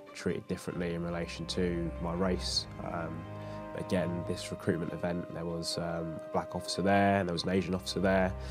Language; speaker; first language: English; native; English